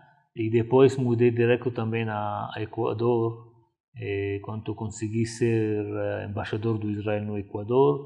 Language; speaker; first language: Portuguese; non-native, fluent; Arabic